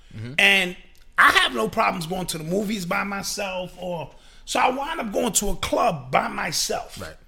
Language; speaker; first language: English; native; English